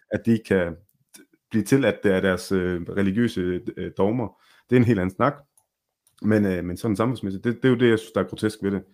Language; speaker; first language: Danish; early bilingual, other home language; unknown